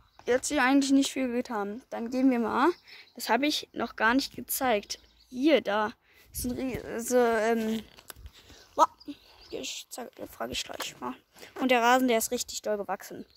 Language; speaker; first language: German; native; German